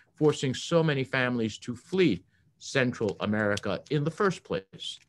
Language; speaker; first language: English; early bilingual, other home language; Spanish